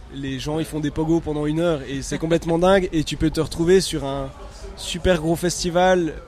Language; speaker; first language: French; native; French